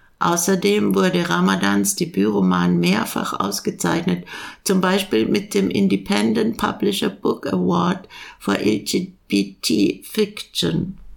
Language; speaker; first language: German; native; German